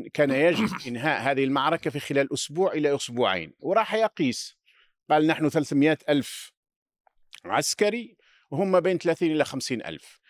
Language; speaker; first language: Arabic; native; Arabic